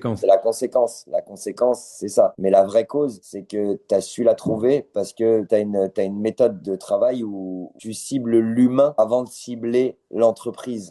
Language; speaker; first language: French; native; French